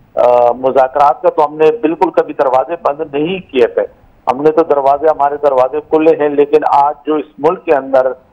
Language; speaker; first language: Urdu; non-native, local second language; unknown